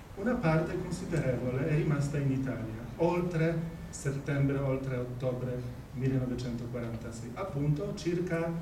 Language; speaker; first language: Italian; non-native, fluent; Polish